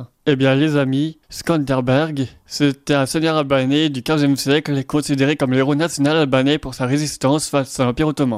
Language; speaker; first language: French; native; French